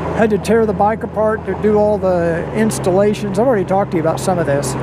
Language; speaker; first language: English; native; English